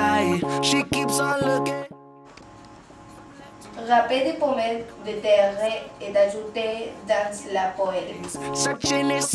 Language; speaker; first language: French; non-native, learner; Spanish